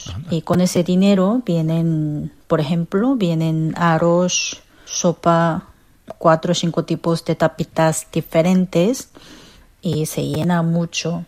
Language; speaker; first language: Spanish; non-native, fluent; Korean